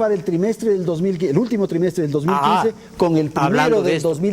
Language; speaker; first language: Spanish; native; Spanish